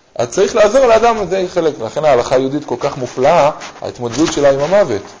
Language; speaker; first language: Hebrew; native; Hebrew